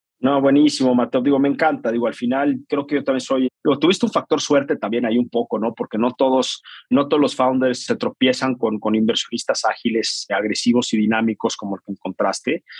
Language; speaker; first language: Spanish; native; Spanish